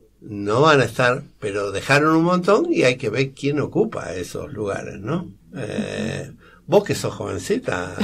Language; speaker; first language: Spanish; native; Spanish